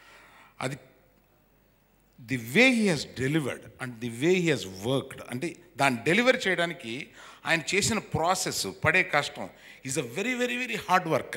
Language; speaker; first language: Telugu; native; Telugu